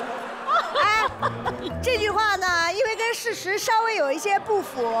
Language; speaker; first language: Chinese; native; Chinese